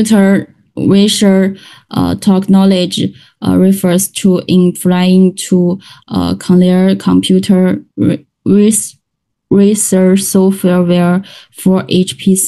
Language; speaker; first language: English; non-native, learner; Chinese